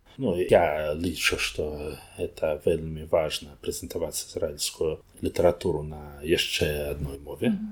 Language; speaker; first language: Belarusian; non-native, learner; Russian